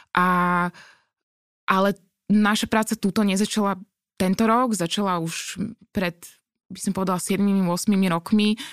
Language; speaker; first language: Slovak; native; Slovak